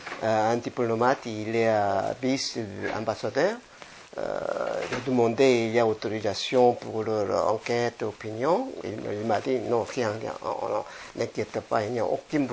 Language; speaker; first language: French; non-native, learner; Korean